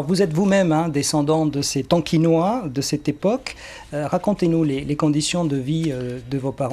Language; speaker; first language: French; native; French